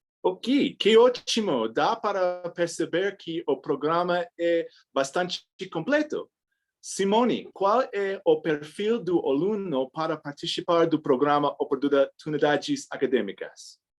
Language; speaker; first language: Portuguese; non-native, fluent; English